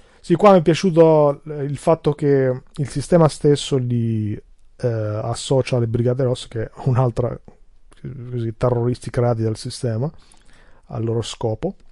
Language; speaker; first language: Italian; early bilingual, other home language; Albanian